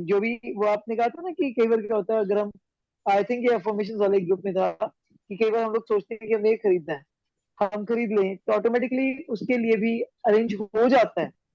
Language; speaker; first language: Hindi; native; Hindi